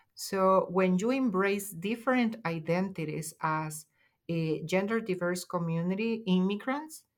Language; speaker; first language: English; non-native, fluent; Spanish